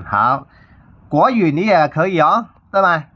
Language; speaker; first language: Cantonese; native; Cantonese